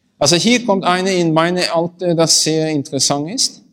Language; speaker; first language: German; non-native, learner; Norwegian